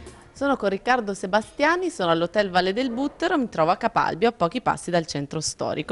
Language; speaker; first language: Italian; native; Italian